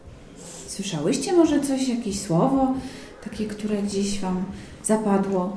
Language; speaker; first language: Polish; native; Polish